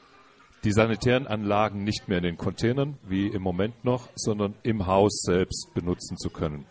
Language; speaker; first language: German; native; German